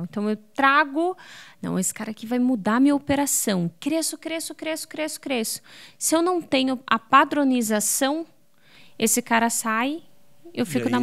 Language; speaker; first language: Portuguese; native; Portuguese